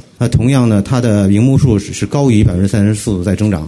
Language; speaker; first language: Chinese; native; Chinese